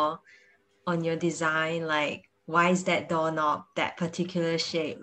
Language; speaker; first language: English; non-native, local second language; Chinese